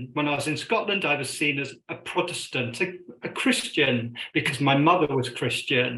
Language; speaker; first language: English; native; English